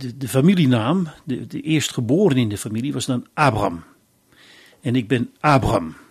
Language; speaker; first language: Dutch; native; Dutch